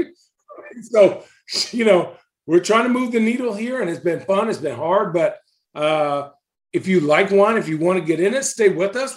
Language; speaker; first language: English; native; English